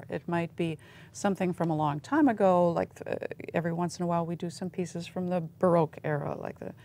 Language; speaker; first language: English; native; English